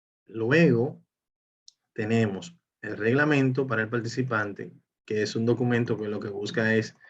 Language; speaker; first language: Spanish; native; Spanish